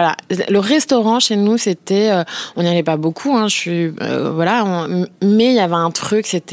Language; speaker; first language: French; native; French